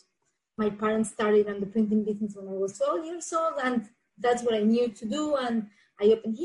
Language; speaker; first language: English; non-native, fluent; Spanish